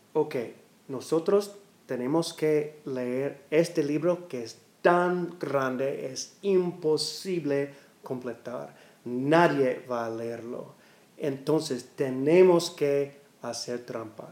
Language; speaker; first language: Spanish; non-native, learner; English